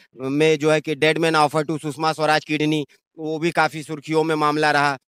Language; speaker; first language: Hindi; native; Hindi